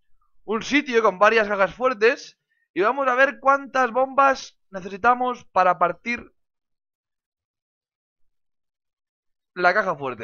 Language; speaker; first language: Spanish; native; Spanish